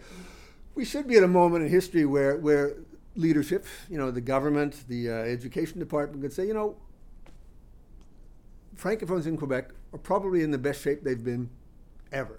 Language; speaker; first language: English; native; English